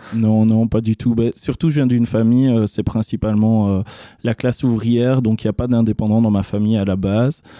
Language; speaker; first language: French; native; French